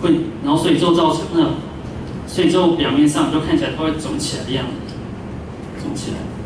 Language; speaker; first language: Chinese; native; Chinese